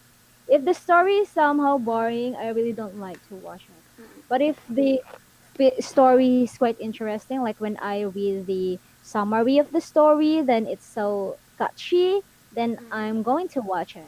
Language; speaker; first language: English; non-native, local second language; Filipino